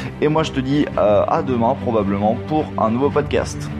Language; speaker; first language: French; native; French